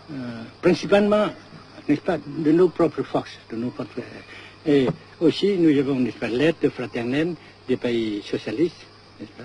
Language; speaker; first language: French; non-native, local second language; Vietnamese